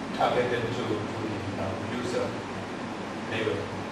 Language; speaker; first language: English; non-native, fluent; Thai